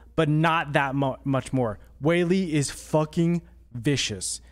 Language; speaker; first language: English; native; English